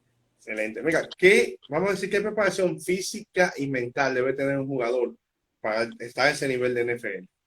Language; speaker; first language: Spanish; native; Spanish